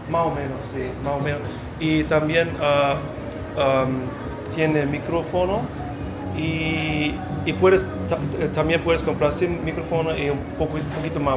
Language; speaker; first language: Spanish; non-native, learner; English